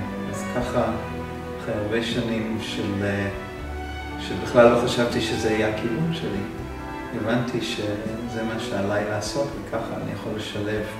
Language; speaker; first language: Hebrew; non-native, fluent; English